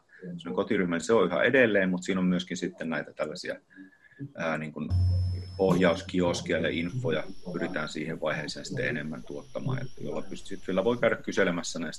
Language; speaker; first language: Finnish; native; Finnish